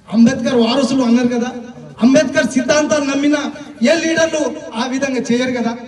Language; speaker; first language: Telugu; non-native, local second language; Lambadi